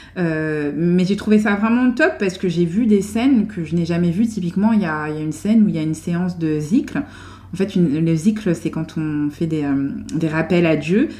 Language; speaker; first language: French; native; French